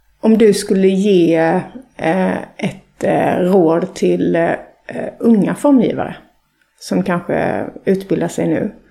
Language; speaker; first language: Swedish; native; Swedish